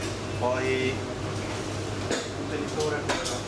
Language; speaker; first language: Italian; native; Italian